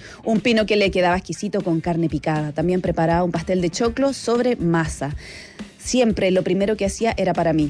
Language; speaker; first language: Spanish; native; Spanish